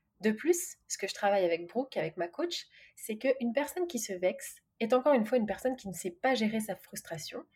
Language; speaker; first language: French; native; French